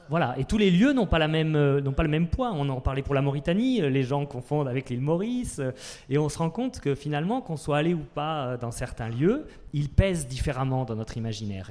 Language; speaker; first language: French; native; French